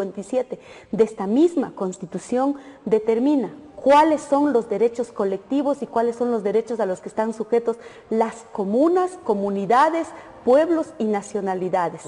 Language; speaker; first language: Spanish; native; Spanish